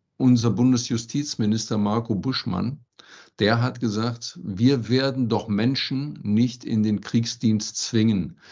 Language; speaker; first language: German; native; German